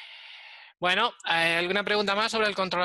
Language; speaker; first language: Spanish; native; Spanish